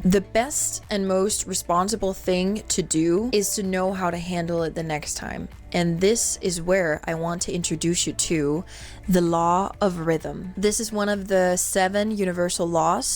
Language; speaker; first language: English; non-native, fluent; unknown